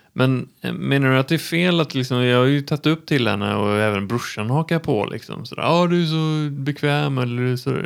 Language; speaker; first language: Swedish; native; Swedish